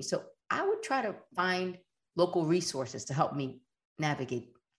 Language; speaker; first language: English; early bilingual, other home language; Spanish